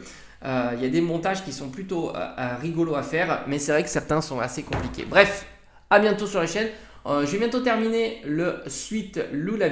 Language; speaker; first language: French; native; French